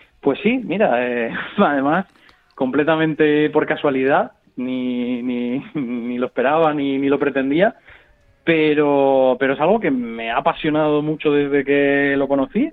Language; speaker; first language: Spanish; native; Spanish